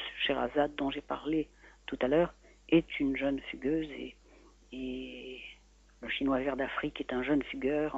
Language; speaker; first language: French; native; French